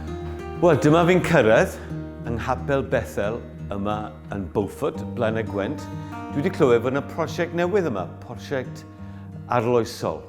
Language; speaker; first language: Welsh; native; Welsh